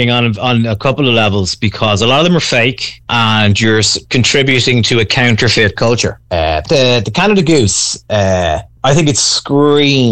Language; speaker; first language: English; native; English